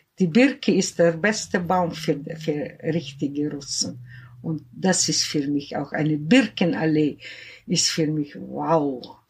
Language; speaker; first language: German; early bilingual, heritage; German